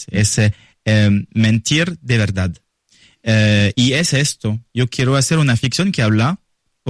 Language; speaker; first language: Spanish; non-native, learner; French